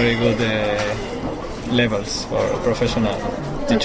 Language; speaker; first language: English; non-native, learner; Spanish